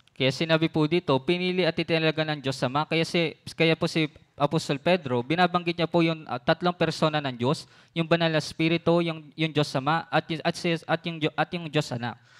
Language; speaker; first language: Filipino; native; Filipino